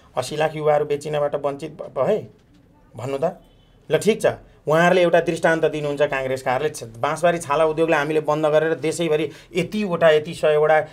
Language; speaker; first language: Nepali; native; Nepali